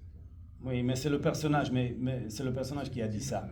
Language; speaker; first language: French; non-native, fluent; Romanian